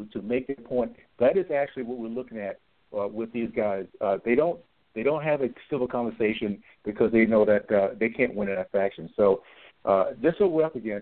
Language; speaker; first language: English; native; English